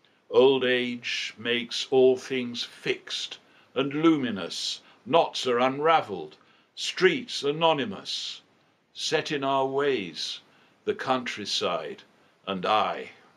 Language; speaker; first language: English; native; English